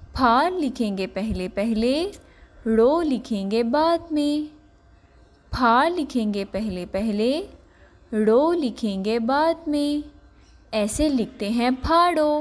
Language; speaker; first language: Urdu; non-native, local second language; Punjabi